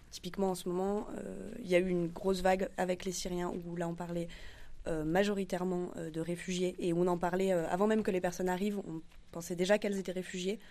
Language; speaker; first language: French; native; French